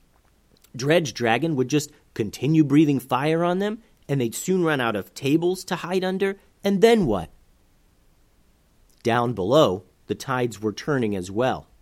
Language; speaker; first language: English; native; English